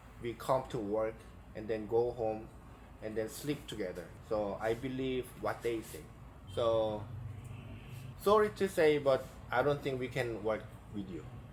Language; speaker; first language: English; non-native, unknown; Korean